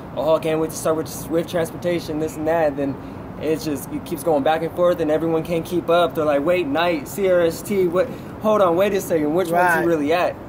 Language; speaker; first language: English; native; English